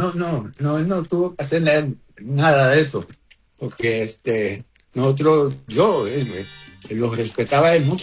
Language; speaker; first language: Spanish; early bilingual, heritage; Spanish